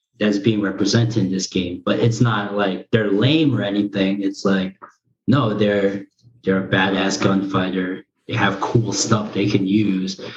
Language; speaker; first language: English; early bilingual, other home language; Korean